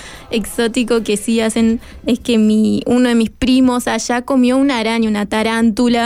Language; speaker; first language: Spanish; early bilingual, heritage; Spanish